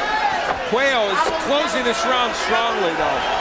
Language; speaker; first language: English; native; English